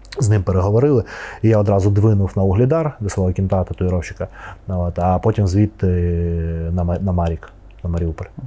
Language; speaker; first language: Ukrainian; non-native, local second language; Russian